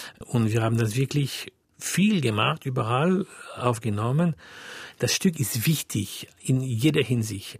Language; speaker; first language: German; non-native, fluent; French